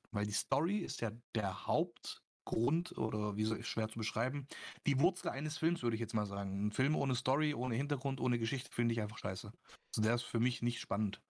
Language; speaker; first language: German; native; German